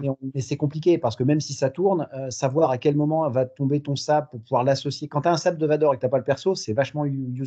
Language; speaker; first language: French; native; French